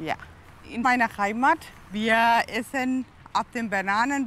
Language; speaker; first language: German; non-native, learner; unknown